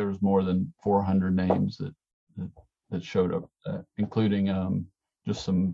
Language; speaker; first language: English; native; English